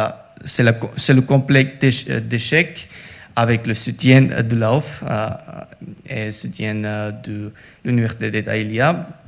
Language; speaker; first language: French; non-native, learner; Georgian